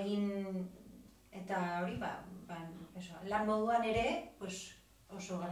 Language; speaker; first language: Basque; non-native, local second language; Spanish